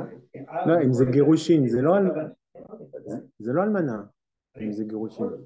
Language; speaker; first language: Hebrew; non-native, fluent; French